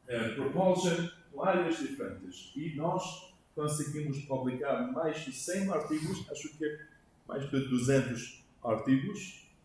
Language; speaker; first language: Portuguese; non-native, learner; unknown